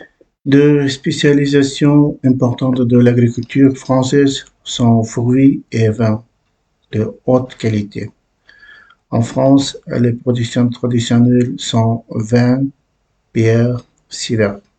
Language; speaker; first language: French; non-native, learner; Uzbek